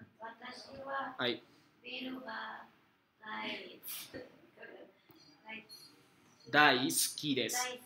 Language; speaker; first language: Japanese; non-native, fluent; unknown